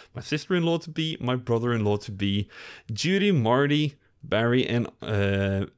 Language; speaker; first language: English; non-native, fluent; Norwegian